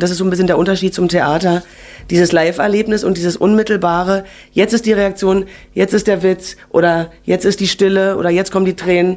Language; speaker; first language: German; native; German